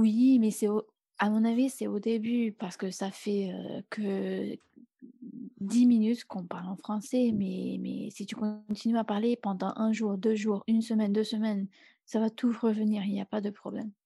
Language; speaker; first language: French; non-native, fluent; English